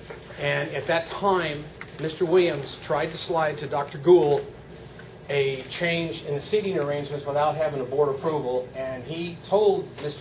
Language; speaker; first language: English; native; English